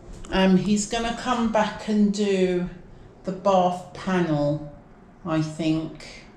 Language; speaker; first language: English; native; English